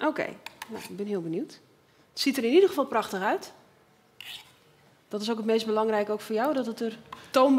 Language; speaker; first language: Dutch; native; Dutch